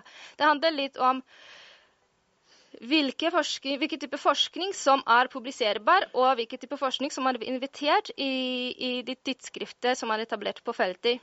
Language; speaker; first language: Norwegian; non-native, fluent; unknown